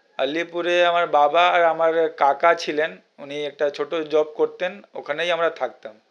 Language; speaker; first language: Bangla; non-native, local second language; Hindi